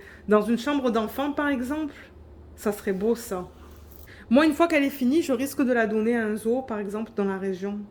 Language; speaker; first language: French; native; French